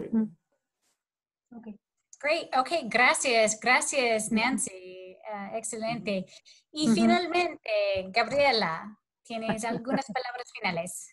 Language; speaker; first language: Spanish; non-native, fluent; English